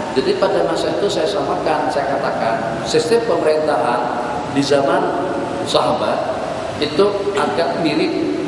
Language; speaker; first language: Indonesian; non-native, local second language; Banjar